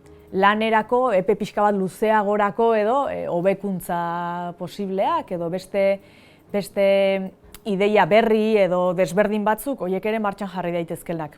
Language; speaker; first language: Basque; native; Basque